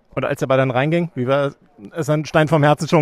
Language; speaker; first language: German; native; German